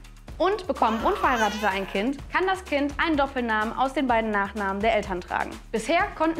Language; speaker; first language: German; native; German